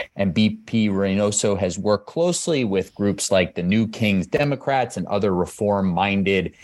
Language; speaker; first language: English; native; English